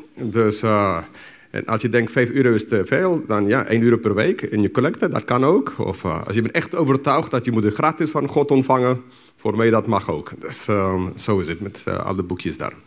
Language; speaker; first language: Dutch; non-native, fluent; English